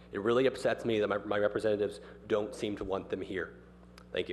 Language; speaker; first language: English; native; English